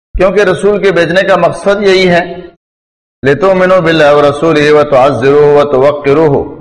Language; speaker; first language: Urdu; non-native, local second language; Pashto